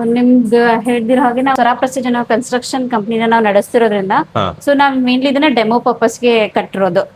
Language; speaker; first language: Kannada; native; Kannada